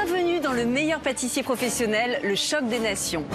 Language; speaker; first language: French; native; French